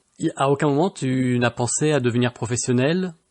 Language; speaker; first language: French; native; French